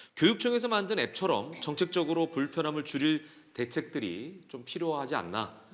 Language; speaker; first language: Korean; native; Korean